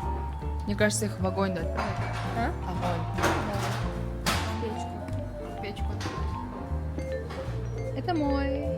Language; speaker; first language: Russian; non-native, local second language; Kazakh